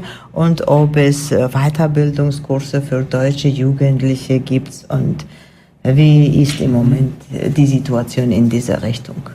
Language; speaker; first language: German; non-native, fluent; Georgian